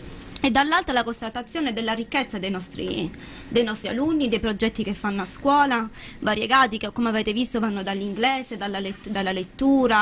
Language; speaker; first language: Italian; native; Italian